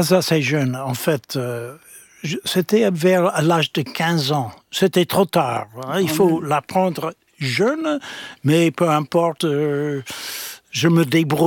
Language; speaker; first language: French; non-native, fluent; English